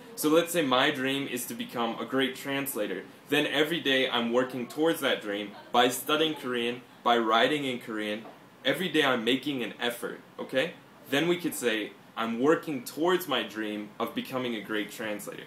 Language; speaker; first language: English; native; English